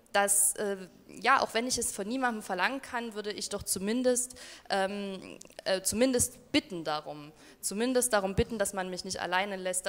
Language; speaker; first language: German; native; German